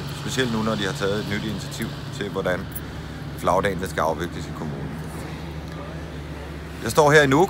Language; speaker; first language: Danish; native; Danish